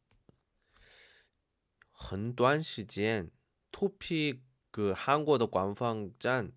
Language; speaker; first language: Chinese; non-native, learner; Korean